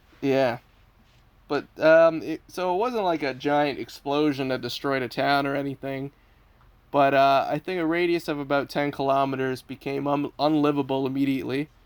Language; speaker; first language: English; native; English